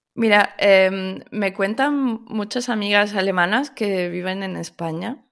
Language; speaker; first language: Spanish; early bilingual, other home language; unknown